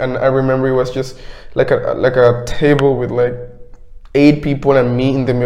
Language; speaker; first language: English; non-native, fluent; Spanish